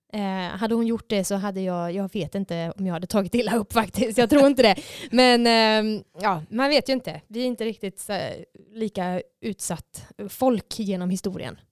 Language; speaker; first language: Swedish; native; Swedish